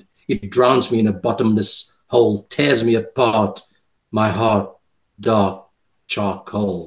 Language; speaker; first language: English; non-native, local second language; Afrikaans